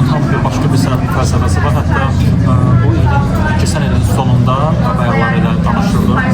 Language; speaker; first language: Azerbaijani; native; Azerbaijani